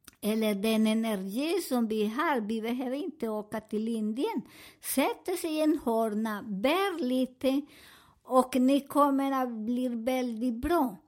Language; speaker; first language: Swedish; non-native, learner; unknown